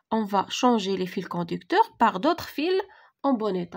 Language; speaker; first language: French; non-native, local second language; Arabic